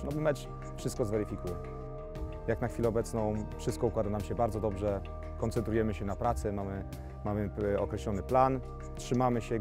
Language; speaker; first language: Polish; native; Polish